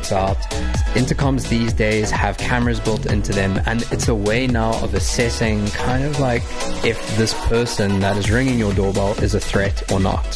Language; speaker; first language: English; native; English